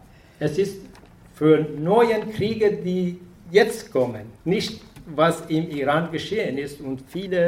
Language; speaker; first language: German; non-native, fluent; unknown